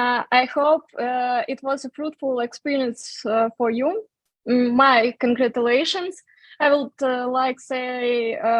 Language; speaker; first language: English; non-native, fluent; Russian